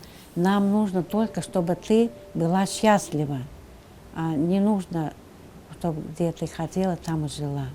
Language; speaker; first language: Russian; non-native, fluent; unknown